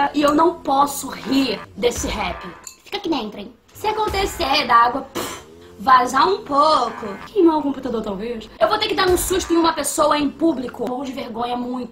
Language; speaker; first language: Portuguese; native; Portuguese